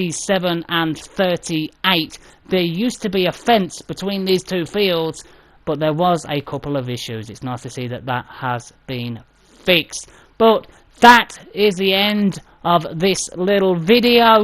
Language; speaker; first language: English; native; English